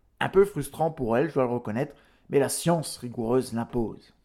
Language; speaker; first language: French; native; French